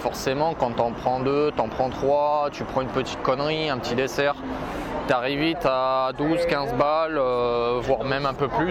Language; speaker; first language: French; native; French